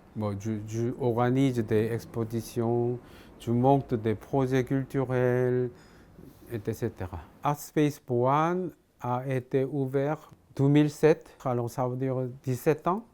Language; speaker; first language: French; non-native, fluent; Korean